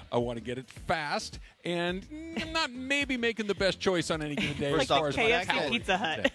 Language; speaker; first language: English; native; English